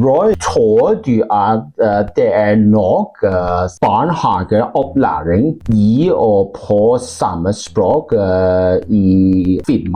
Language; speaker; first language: Norwegian; non-native, learner; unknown